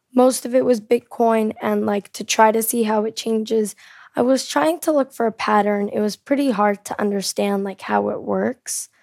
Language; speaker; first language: English; early bilingual, heritage; Korean